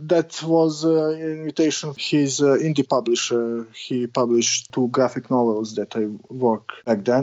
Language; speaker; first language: English; non-native, learner; Serbian